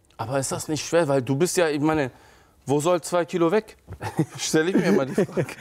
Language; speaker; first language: German; early bilingual, other home language; Turkish